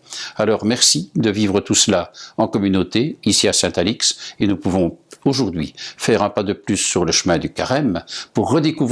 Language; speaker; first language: French; native; French